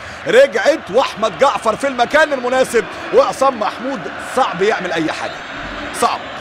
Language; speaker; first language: Arabic; native; Arabic